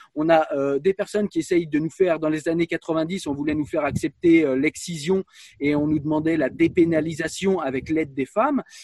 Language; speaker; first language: French; native; French